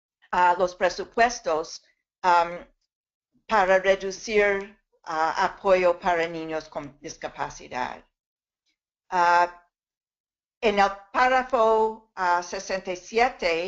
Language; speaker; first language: Spanish; non-native, fluent; English